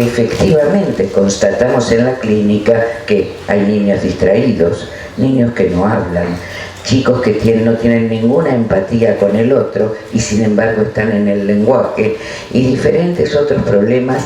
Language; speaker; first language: Spanish; native; Spanish